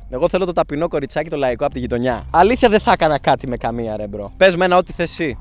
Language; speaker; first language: Greek; early bilingual, other home language; Albanian